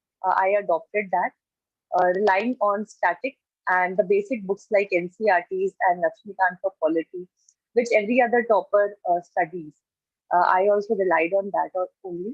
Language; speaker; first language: English; non-native, local second language; Hindi